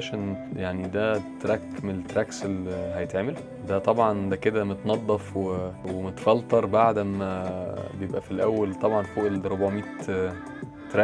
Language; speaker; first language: Arabic; native; Arabic